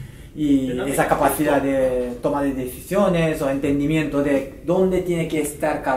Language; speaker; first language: Spanish; non-native, fluent; Japanese